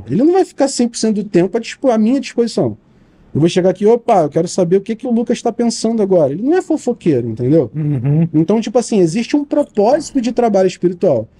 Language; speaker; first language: Portuguese; native; Portuguese